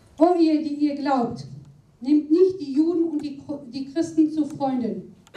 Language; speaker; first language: German; non-native, fluent; Aramaic